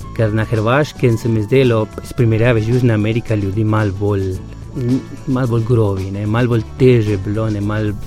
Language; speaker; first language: Slovenian; non-native, fluent; Spanish